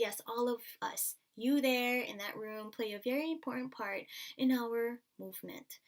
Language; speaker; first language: English; non-native, local second language; Filipino